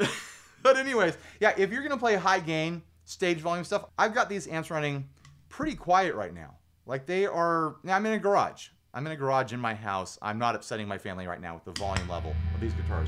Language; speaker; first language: English; native; English